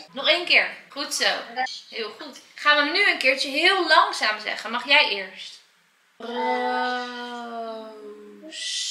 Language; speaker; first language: Dutch; native; Dutch